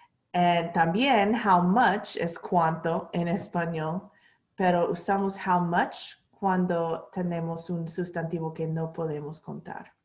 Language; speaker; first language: Spanish; non-native, fluent; English